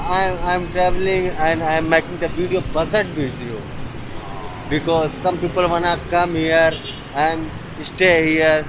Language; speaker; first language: English; non-native, learner; Hindi